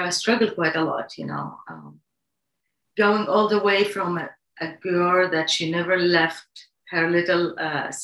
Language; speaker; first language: English; non-native, fluent; Arabic